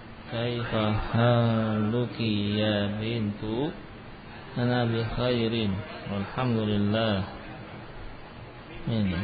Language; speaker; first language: Arabic; non-native, fluent; Indonesian